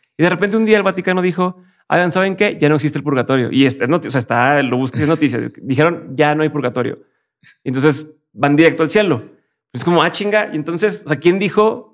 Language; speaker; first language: Spanish; native; Spanish